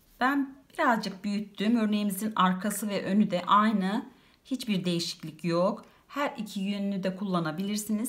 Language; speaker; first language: Turkish; native; Turkish